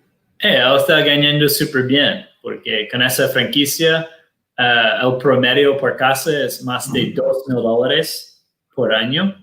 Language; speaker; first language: Spanish; non-native, fluent; Portuguese